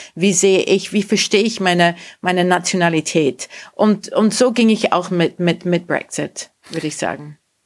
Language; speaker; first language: German; non-native, fluent; English